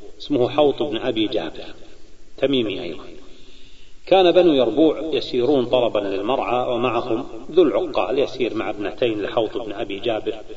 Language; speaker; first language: Arabic; native; Arabic